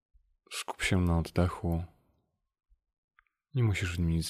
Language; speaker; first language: Polish; native; Polish